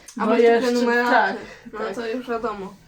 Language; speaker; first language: Polish; native; Polish